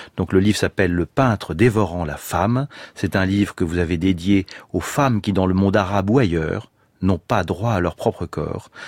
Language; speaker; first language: French; native; French